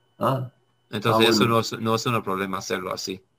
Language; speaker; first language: Spanish; non-native, learner; English